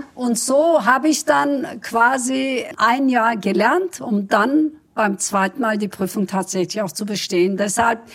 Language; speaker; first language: German; early bilingual, other home language; Kurdish